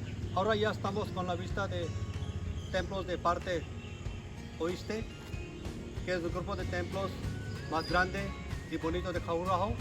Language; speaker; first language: Spanish; non-native, learner; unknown